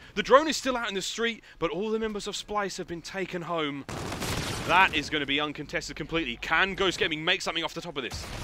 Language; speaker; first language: English; native; English